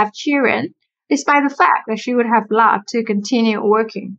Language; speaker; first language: English; non-native, fluent; Vietnamese